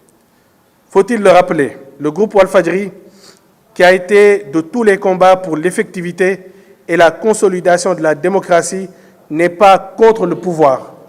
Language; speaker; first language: French; non-native, local second language; Wolof